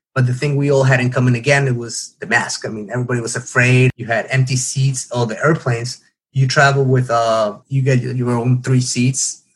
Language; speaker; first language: English; non-native, fluent; Spanish